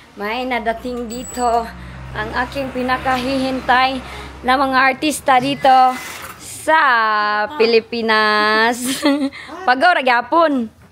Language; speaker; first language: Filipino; non-native, local second language; Cebuano